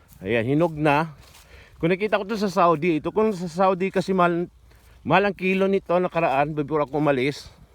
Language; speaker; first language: Filipino; non-native, local second language; Cebuano